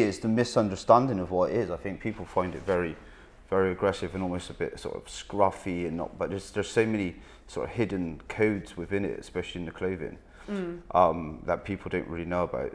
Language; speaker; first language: English; native; English